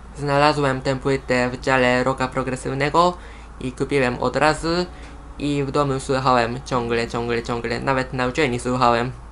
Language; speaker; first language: Polish; non-native, fluent; Japanese